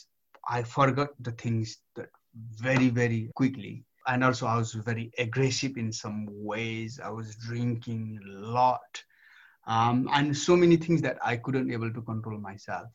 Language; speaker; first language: English; non-native, local second language; Nepali